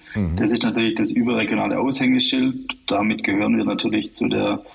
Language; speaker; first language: German; native; German